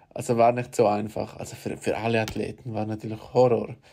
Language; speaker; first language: German; native; German